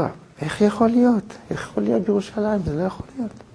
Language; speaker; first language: Hebrew; native; Hebrew